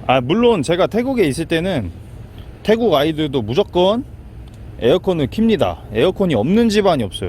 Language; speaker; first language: Korean; native; Korean